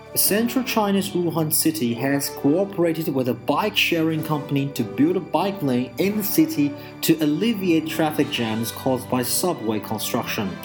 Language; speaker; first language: English; non-native, fluent; Chinese